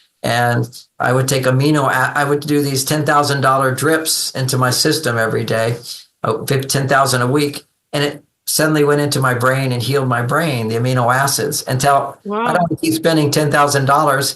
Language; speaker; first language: English; native; English